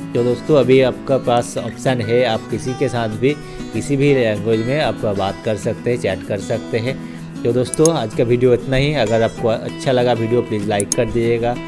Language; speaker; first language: Hindi; non-native, local second language; Bangla